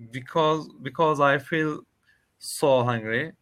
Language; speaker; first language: English; non-native, learner; Turkish